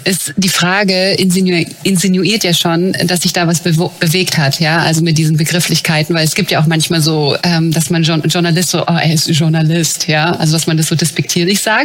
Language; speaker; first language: German; native; German